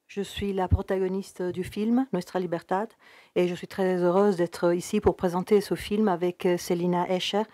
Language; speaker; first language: French; non-native, fluent; Spanish